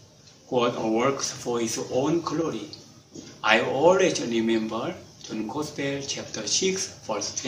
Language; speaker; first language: English; non-native, fluent; Korean